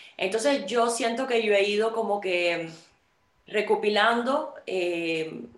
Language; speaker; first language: Spanish; native; Spanish